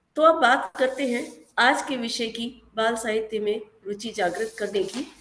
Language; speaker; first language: Hindi; native; Hindi